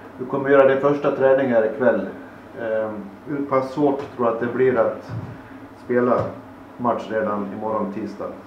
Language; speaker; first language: Swedish; native; Swedish